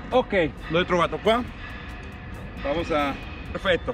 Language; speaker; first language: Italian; non-native, learner; Spanish